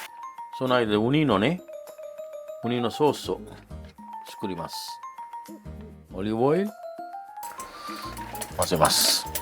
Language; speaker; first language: Japanese; non-native, fluent; Italian